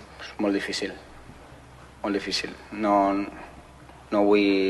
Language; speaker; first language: Catalan; non-native, learner; Spanish